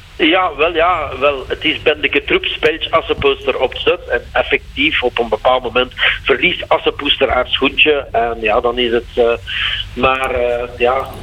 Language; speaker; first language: Dutch; native; Dutch